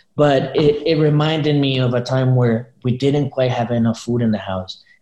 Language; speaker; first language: English; early bilingual, other home language; Spanish